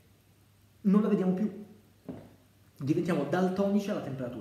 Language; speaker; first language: Italian; native; Italian